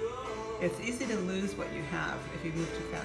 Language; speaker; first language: English; native; English